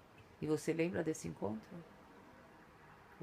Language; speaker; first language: Portuguese; native; Portuguese